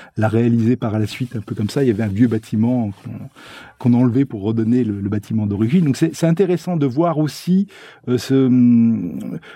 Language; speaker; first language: French; native; French